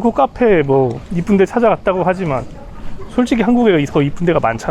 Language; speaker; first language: Korean; native; Korean